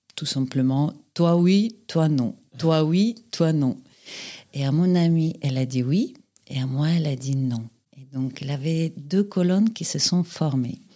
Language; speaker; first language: French; non-native, fluent; Russian